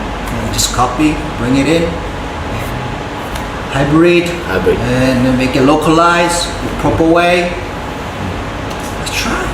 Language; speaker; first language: English; non-native, fluent; Indonesian